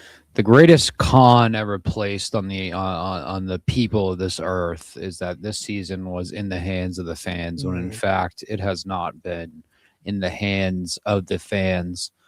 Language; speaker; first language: English; native; English